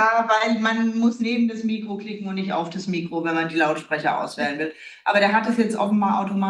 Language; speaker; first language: German; native; German